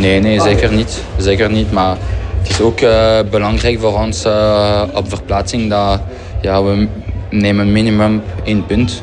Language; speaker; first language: Dutch; non-native, fluent; French